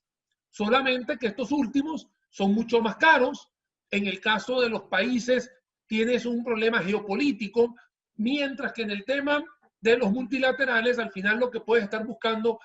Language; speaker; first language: Spanish; native; Spanish